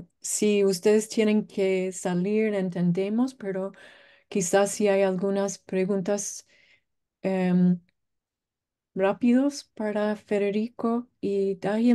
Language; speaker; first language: Spanish; non-native, fluent; English